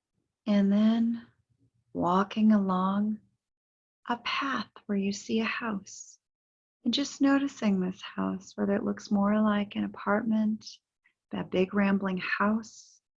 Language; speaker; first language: English; native; English